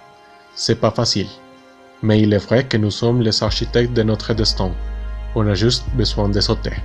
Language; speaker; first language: French; non-native, learner; Spanish